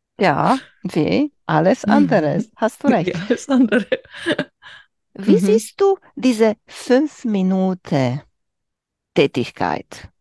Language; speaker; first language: German; non-native, learner; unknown